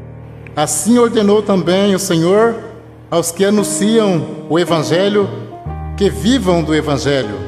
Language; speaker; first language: Portuguese; native; Portuguese